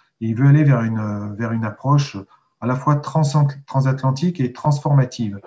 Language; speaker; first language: French; native; French